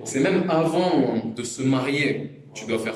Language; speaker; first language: French; native; French